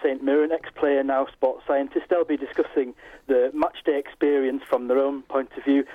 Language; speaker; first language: English; native; English